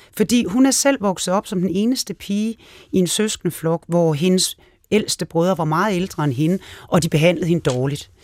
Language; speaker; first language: Danish; native; Danish